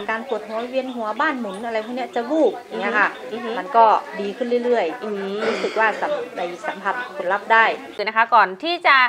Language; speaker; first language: Thai; native; Thai